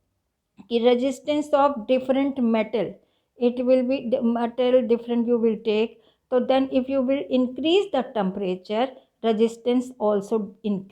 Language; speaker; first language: English; non-native, local second language; Hindi